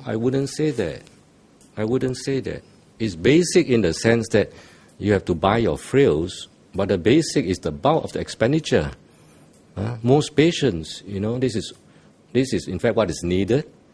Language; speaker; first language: English; non-native, local second language; Chinese